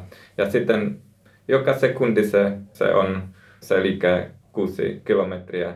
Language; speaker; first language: Finnish; non-native, learner; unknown